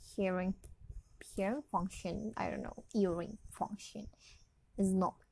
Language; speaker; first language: English; non-native, learner; Indonesian